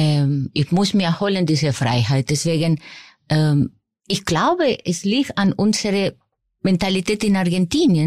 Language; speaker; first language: German; non-native, fluent; Spanish